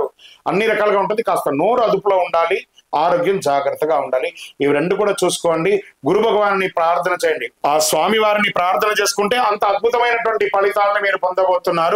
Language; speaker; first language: Telugu; native; Telugu